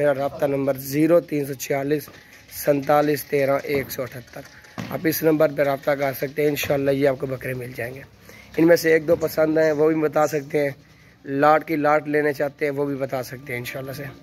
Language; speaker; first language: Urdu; non-native, local second language; Saraiki